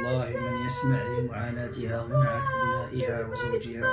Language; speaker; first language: Arabic; native; Arabic